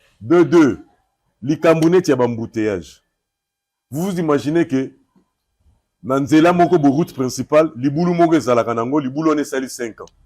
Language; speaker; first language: Lingala; native; Lingala